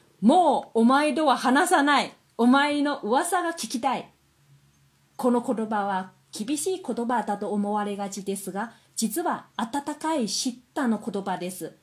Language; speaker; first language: Japanese; non-native, fluent; Chinese